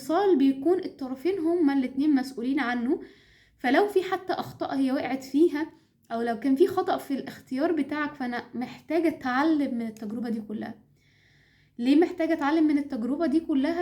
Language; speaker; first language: Arabic; native; Arabic